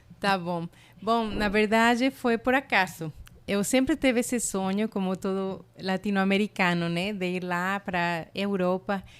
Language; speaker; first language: Portuguese; non-native, fluent; Spanish